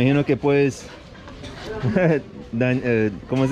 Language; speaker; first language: Spanish; non-native, fluent; English